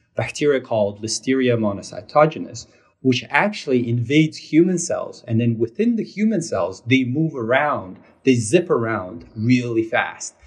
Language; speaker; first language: English; non-native, fluent; Mongolian